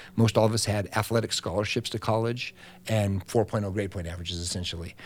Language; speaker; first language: English; native; English